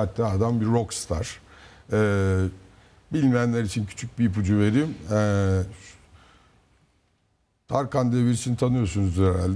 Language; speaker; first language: Turkish; native; Turkish